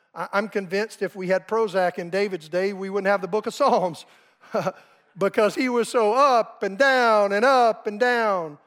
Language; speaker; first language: English; native; English